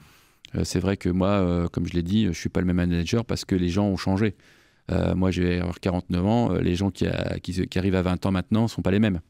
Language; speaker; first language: French; native; French